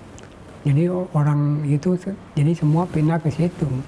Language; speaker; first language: Indonesian; non-native, local second language; Min Nan Chinese